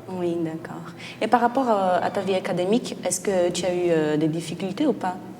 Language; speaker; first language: French; non-native, fluent; Portuguese